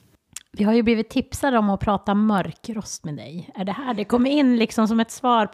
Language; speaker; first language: Swedish; native; Swedish